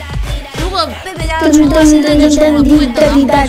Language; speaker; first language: Chinese; native; Chinese